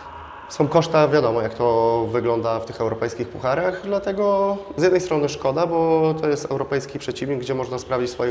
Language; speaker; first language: Polish; native; Polish